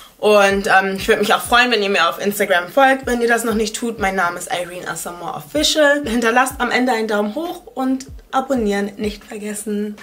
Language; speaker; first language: German; early bilingual, other home language; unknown